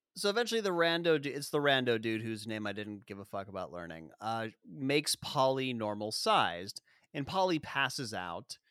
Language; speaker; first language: English; native; English